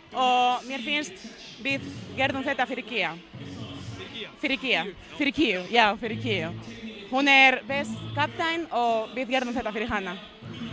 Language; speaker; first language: Icelandic; non-native, learner; Spanish